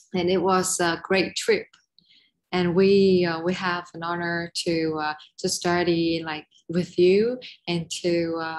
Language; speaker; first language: English; non-native, fluent; Vietnamese